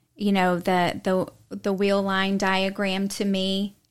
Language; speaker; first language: English; native; English